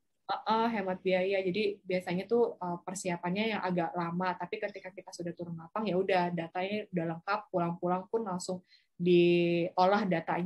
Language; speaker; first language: Indonesian; native; Indonesian